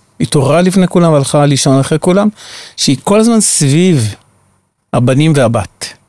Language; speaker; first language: Hebrew; native; Hebrew